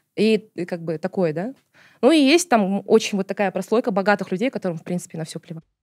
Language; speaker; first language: Russian; non-native, local second language; Kazakh